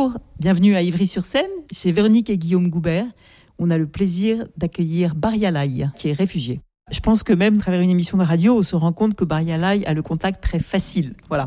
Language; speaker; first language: French; native; French